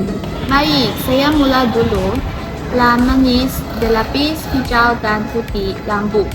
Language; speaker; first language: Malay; non-native, learner; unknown